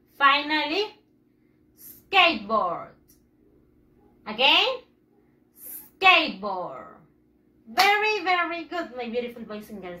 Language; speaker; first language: English; non-native, fluent; Spanish